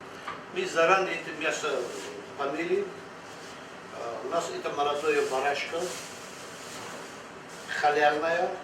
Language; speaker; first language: Russian; non-native, fluent; Tajik